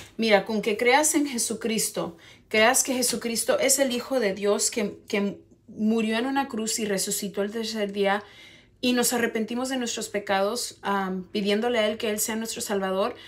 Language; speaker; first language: Spanish; early bilingual, heritage; Spanish